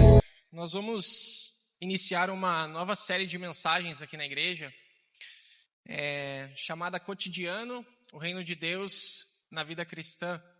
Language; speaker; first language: Portuguese; native; Portuguese